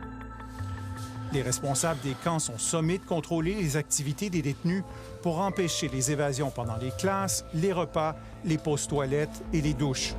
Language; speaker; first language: French; native; French